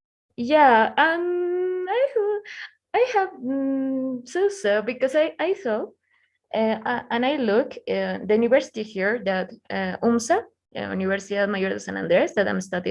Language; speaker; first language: English; non-native, learner; Spanish